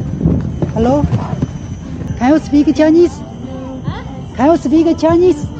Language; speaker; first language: English; non-native, learner; Chinese